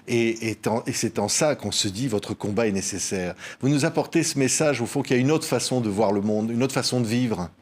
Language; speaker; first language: French; native; French